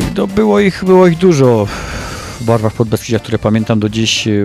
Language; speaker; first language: Polish; native; Polish